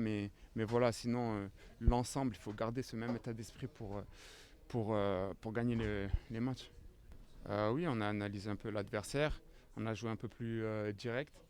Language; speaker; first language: French; native; French